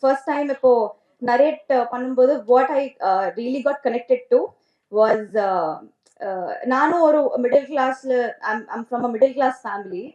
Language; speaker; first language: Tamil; non-native, learner; Telugu